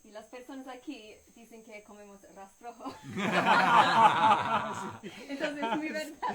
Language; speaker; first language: Spanish; non-native, fluent; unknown